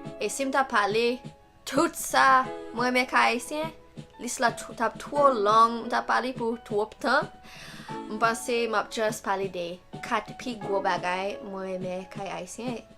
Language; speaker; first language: Haitian Creole; non-native, fluent; English